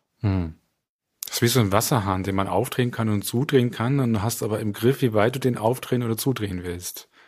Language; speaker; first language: German; native; German